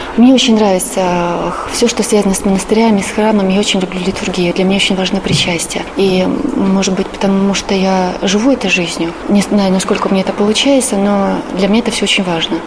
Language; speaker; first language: Russian; native; Russian